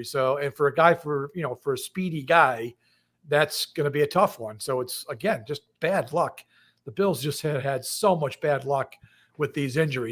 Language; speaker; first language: English; native; English